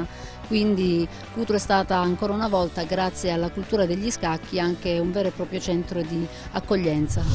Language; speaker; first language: Italian; native; Italian